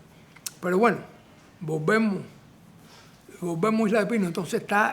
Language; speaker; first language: Spanish; native; Spanish